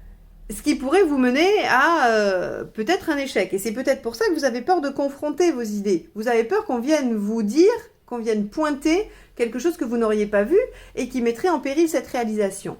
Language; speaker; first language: French; native; French